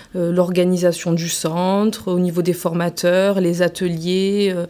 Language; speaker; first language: French; native; French